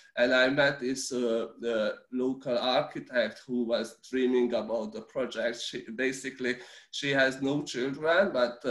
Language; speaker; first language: English; early bilingual, other home language; Hungarian